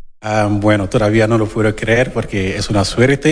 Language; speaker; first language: Spanish; non-native, learner; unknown